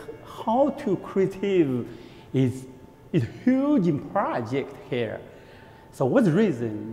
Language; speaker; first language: English; non-native, learner; Chinese